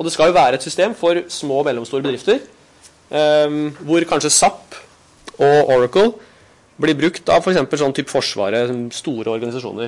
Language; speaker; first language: Norwegian; native; Norwegian